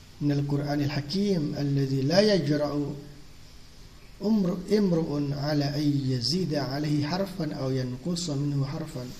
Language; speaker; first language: Arabic; non-native, fluent; Indonesian